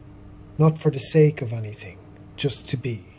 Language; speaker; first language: English; native; English